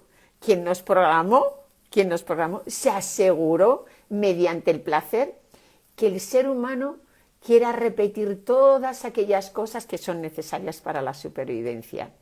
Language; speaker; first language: Spanish; native; Spanish